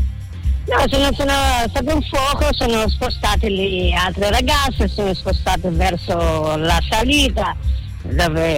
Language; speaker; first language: Italian; non-native, learner; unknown